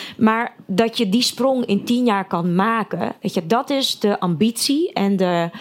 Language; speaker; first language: Dutch; early bilingual, other home language; Russian